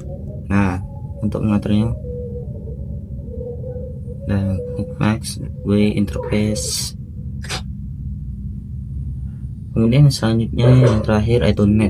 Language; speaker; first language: Indonesian; native; Indonesian